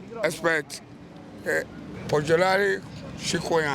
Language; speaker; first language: Italian; non-native, learner; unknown